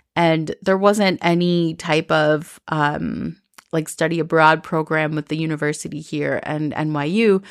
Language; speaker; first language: English; early bilingual, other home language; Spanish